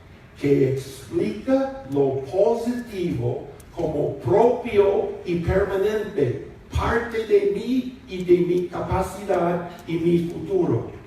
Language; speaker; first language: Spanish; non-native, fluent; English